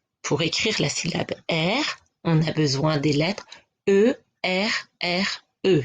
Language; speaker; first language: French; native; French